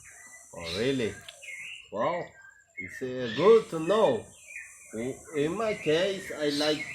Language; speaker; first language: English; non-native, learner; Spanish